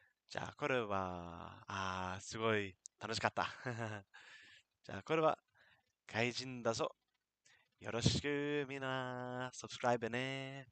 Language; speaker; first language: Japanese; non-native, learner; English